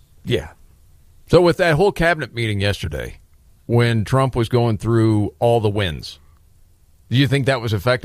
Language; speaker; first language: English; native; English